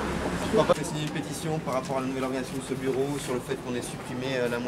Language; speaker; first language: French; native; French